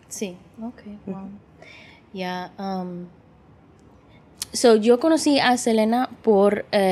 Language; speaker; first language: Spanish; early bilingual, heritage; English